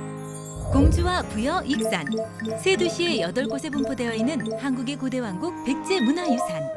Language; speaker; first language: Korean; native; Korean